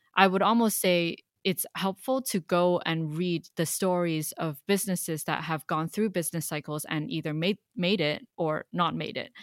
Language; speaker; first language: English; non-native, local second language; Cantonese